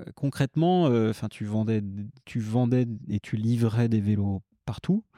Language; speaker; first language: French; native; French